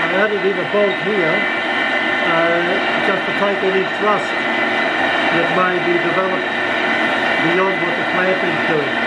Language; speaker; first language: English; native; English